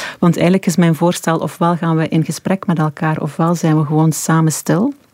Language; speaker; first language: Dutch; native; Dutch